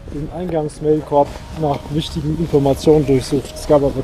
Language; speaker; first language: German; native; German